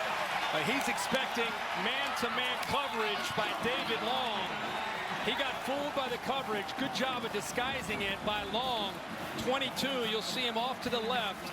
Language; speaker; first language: English; native; English